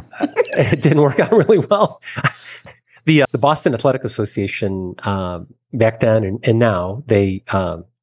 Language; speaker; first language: English; native; English